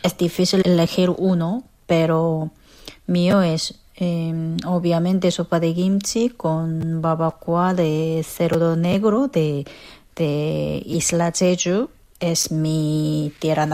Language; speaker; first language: Spanish; non-native, fluent; Korean